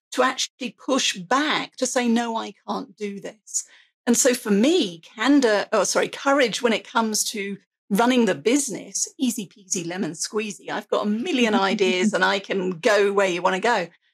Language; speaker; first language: English; native; English